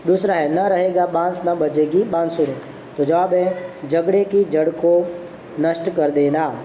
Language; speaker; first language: Hindi; non-native, local second language; Gujarati